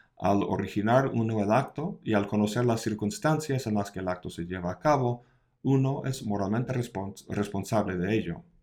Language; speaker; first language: Spanish; non-native, fluent; English